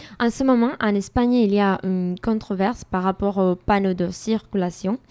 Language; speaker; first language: French; non-native, fluent; Spanish